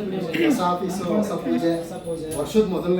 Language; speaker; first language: Kannada; native; Kannada